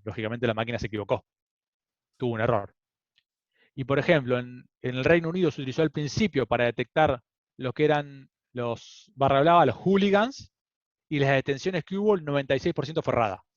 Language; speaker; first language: Spanish; native; Spanish